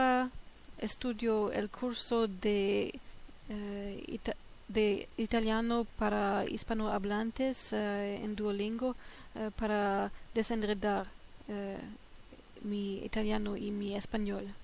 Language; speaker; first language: Spanish; non-native, learner; German